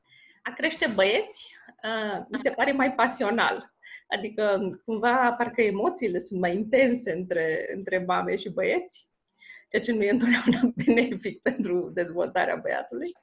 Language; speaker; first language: Romanian; native; Romanian